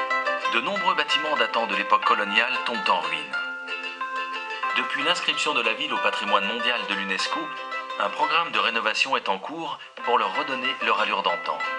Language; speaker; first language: French; native; French